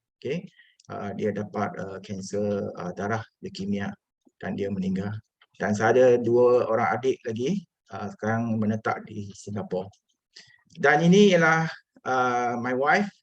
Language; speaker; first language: Malay; non-native, local second language; Chinese